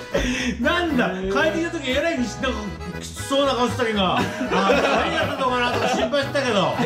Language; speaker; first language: Japanese; native; Japanese